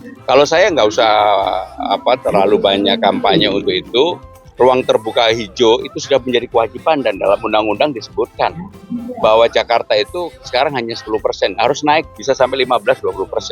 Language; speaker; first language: Indonesian; native; Indonesian